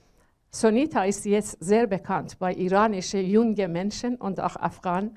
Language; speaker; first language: German; non-native, learner; Persian